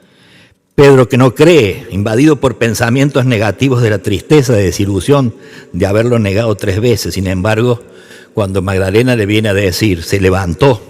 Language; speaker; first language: Spanish; native; Spanish